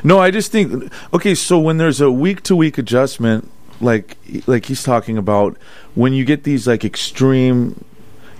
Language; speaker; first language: English; native; English